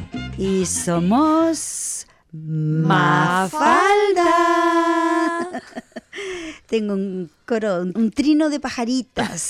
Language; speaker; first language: Spanish; native; Spanish